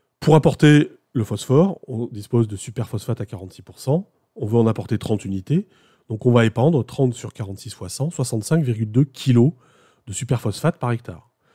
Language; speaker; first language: French; native; French